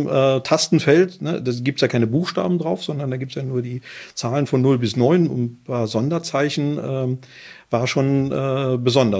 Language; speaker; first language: German; native; German